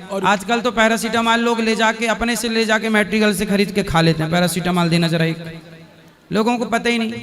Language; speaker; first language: Hindi; native; Hindi